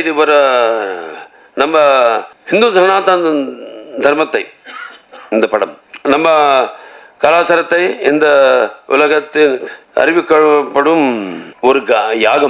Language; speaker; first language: Tamil; non-native, local second language; Telugu